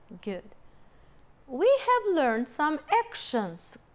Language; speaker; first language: English; non-native, fluent; Albanian